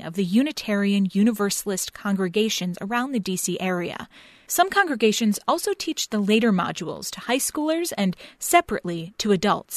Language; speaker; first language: English; native; English